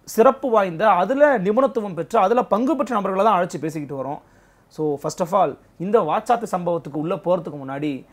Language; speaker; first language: Tamil; native; Tamil